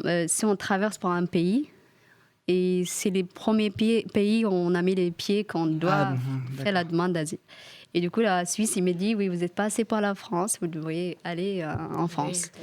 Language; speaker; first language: French; non-native, fluent; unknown